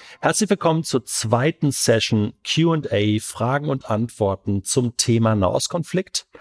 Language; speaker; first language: German; native; German